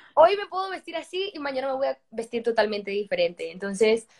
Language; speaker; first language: Spanish; native; Spanish